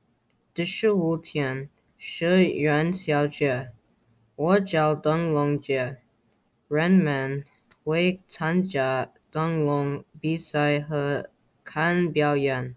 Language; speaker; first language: Chinese; non-native, learner; English